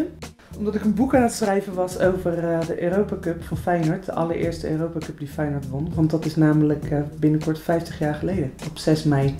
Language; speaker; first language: Dutch; native; Dutch